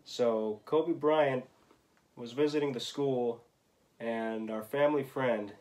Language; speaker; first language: English; native; English